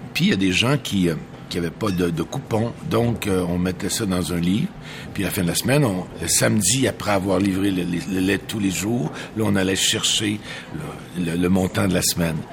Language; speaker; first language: French; native; French